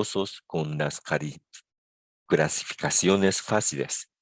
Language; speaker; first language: Spanish; non-native, fluent; Japanese